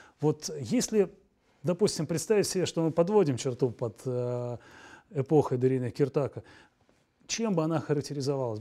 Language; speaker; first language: Russian; native; Russian